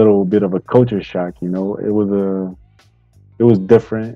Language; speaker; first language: English; non-native, fluent; Bulgarian